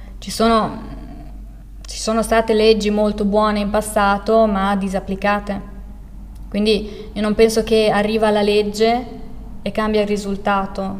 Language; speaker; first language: Italian; early bilingual, other home language; Albanian